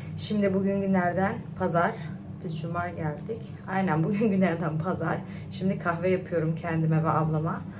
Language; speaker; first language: Turkish; early bilingual, heritage; Turkish